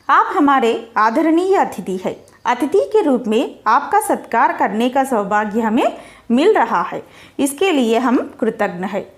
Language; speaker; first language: Hindi; non-native, local second language; Telugu